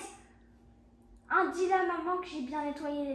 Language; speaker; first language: French; native; French